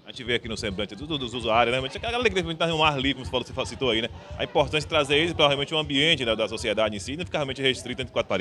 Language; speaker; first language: Portuguese; native; Portuguese